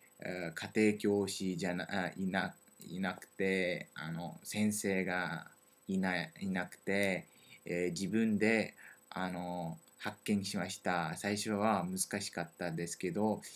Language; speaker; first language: Japanese; non-native, learner; French